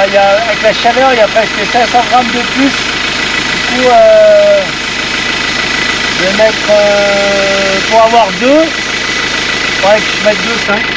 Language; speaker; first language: French; native; French